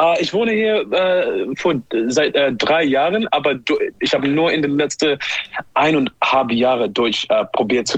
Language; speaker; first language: German; non-native, learner; English